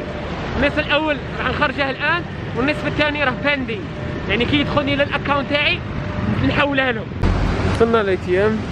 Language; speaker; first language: Arabic; native; Arabic